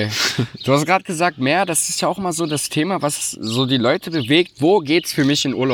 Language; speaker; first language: German; native; German